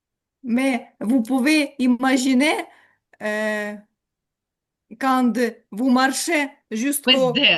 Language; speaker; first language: French; non-native, learner; Ukrainian